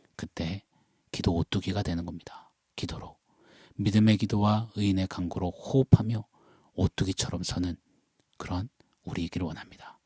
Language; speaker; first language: Korean; native; Korean